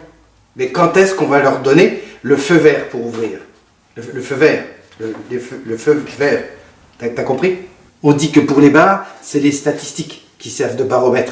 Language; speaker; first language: French; native; French